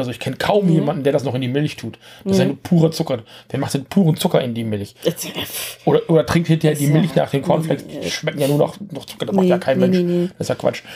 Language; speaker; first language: German; native; German